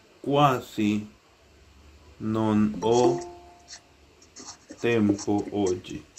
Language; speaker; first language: Italian; non-native, learner; Spanish